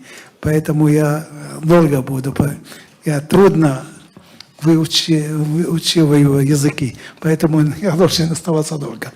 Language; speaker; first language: Russian; non-native, fluent; Arabic